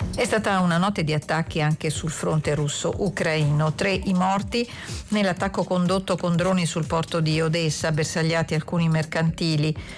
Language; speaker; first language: Italian; native; Italian